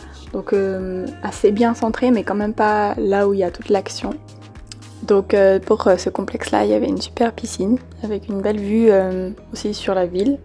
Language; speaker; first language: French; native; French